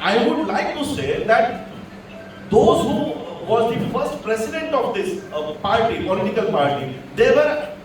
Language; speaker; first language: English; non-native, local second language; Marathi